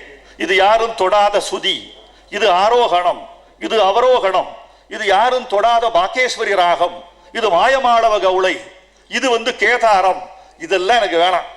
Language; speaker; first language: Tamil; native; Tamil